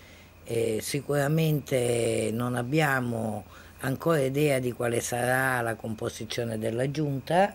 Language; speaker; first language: Italian; native; Italian